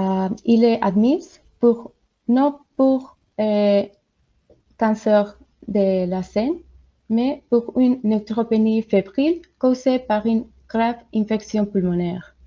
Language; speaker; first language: French; non-native, learner; Spanish